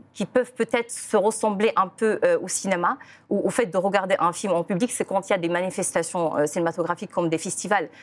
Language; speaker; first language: French; non-native, local second language; Arabic